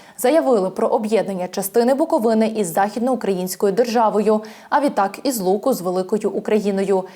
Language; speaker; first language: Ukrainian; native; Ukrainian